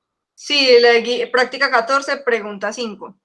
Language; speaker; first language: Spanish; native; Spanish